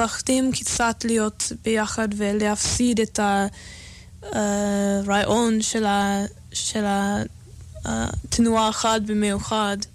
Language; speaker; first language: Hebrew; non-native, fluent; English